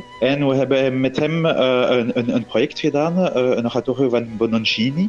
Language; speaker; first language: Dutch; non-native, local second language; French